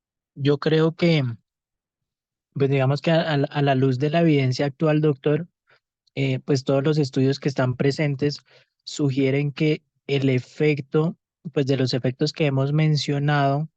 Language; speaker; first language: Spanish; native; Spanish